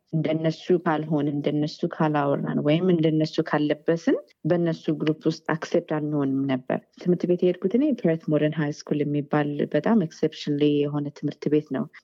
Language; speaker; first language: Amharic; early bilingual, heritage; Amharic